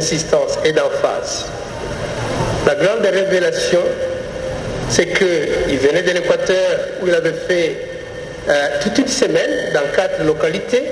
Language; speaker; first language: French; non-native, local second language; Kinyarwanda